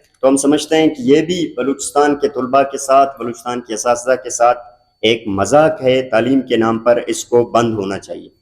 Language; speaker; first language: Urdu; non-native, local second language; Baluchi